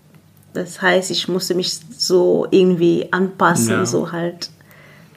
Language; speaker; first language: German; non-native, fluent; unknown